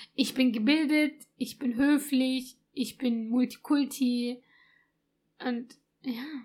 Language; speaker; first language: German; early bilingual, other home language; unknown